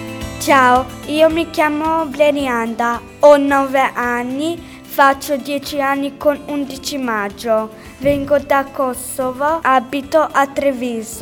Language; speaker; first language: Italian; early bilingual, other home language; Albanian